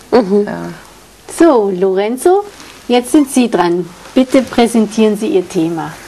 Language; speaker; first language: German; native; German